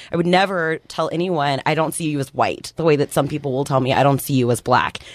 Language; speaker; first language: English; native; English